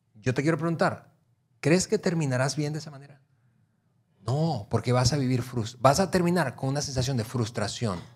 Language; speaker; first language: Spanish; native; Spanish